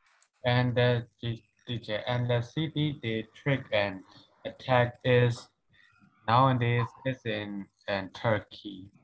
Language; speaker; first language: English; non-native, learner; Burmese